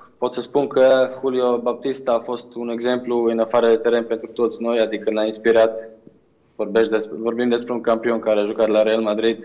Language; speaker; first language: Romanian; non-native, fluent; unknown